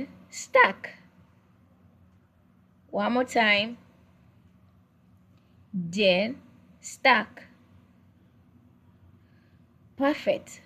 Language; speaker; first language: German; non-native, learner; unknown